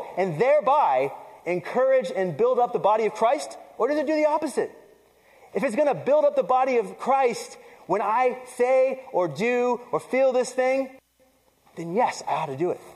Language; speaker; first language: English; native; English